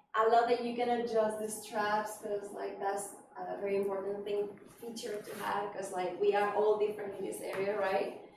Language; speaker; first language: English; non-native, fluent; Spanish